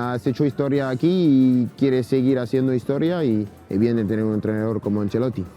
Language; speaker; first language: Spanish; non-native, fluent; French